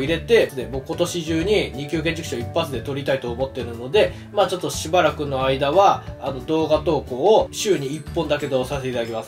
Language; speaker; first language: Japanese; native; Japanese